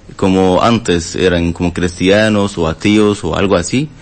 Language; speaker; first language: Spanish; non-native, learner; Arabic